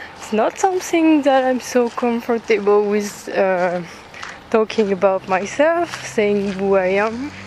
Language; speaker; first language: English; non-native, fluent; French